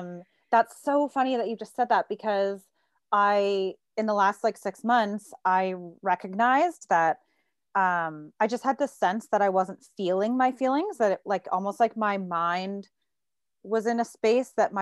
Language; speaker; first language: English; native; English